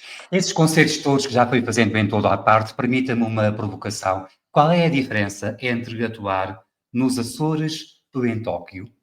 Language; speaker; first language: Portuguese; native; Portuguese